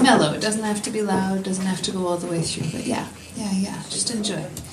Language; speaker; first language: English; native; English